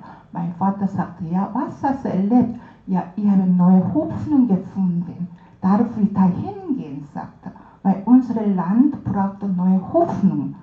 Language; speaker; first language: German; non-native, learner; Korean